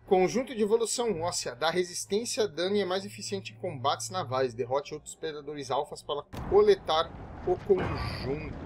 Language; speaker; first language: Portuguese; native; Portuguese